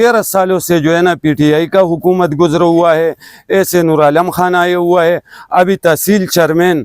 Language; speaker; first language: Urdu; non-native, local second language; Pashto